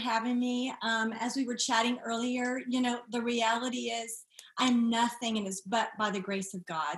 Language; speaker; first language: English; native; English